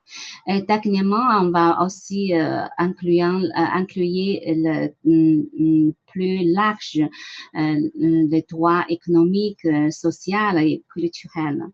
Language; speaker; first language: French; non-native, learner; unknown